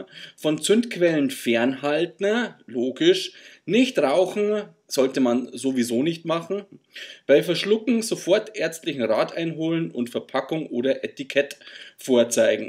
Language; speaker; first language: German; native; German